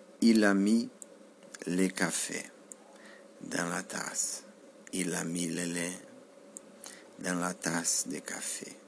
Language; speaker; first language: French; non-native, learner; Portuguese